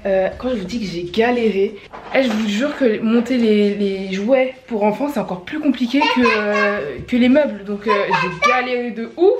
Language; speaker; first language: French; native; French